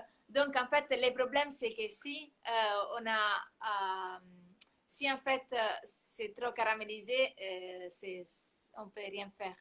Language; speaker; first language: French; non-native, fluent; Italian